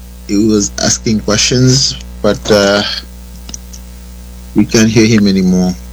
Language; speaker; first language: English; non-native, fluent; Wolof